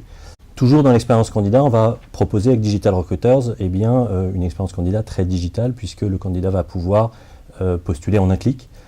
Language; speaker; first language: French; native; French